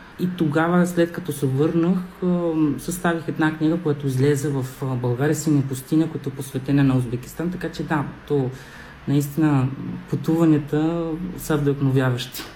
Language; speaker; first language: Bulgarian; non-native, fluent; Spanish